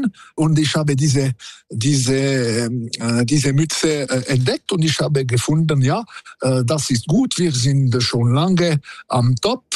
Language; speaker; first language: German; non-native, local second language; French